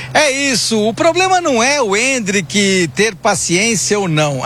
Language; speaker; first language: Portuguese; native; Portuguese